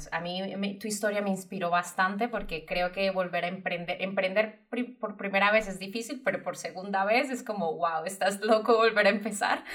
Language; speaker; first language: Spanish; native; Spanish